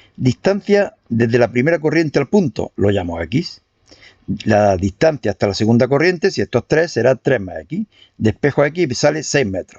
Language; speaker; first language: Spanish; native; Spanish